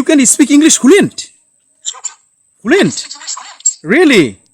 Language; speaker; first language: English; non-native, learner; Bangla